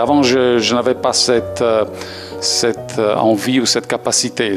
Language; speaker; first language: French; non-native, fluent; Italian